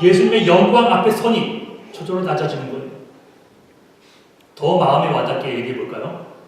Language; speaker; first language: Korean; native; Korean